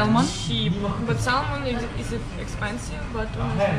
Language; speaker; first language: English; non-native, learner; Ukrainian